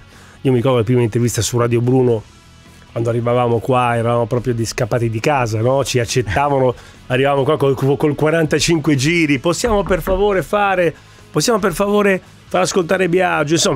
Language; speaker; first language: Italian; native; Italian